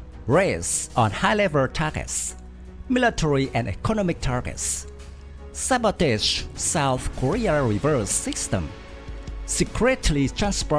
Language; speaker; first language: English; non-native, fluent; Vietnamese